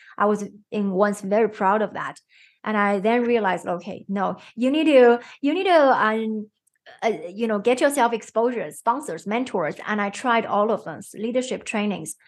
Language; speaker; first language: English; non-native, fluent; Chinese